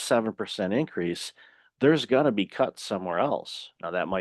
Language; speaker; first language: English; native; English